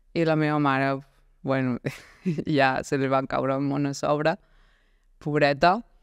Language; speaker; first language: Catalan; early bilingual, other home language; Arabic